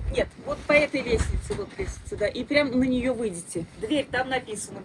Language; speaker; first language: Russian; native; Russian